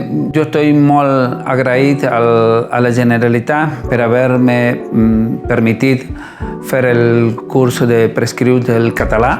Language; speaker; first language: Catalan; non-native, learner; Spanish